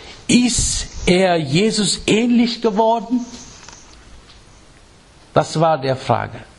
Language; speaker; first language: German; non-native, fluent; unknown